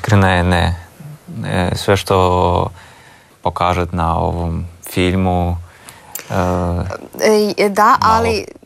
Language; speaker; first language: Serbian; non-native, learner; Russian